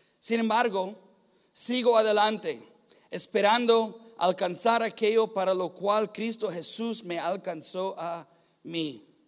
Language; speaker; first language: Spanish; non-native, fluent; English